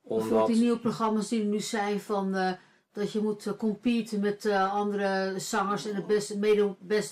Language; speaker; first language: Dutch; native; Dutch